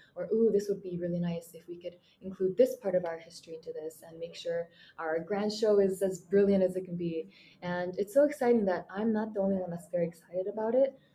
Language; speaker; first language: English; non-native, fluent; Mongolian